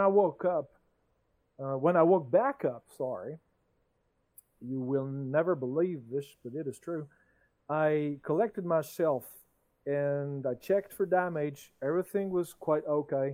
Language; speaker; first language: English; non-native, fluent; French